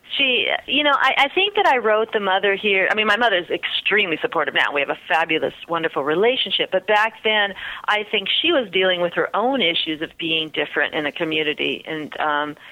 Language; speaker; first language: English; early bilingual, other home language; Spanish